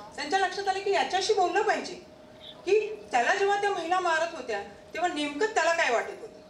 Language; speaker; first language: Marathi; native; Marathi